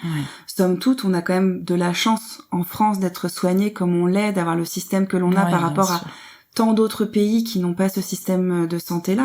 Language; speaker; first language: French; native; French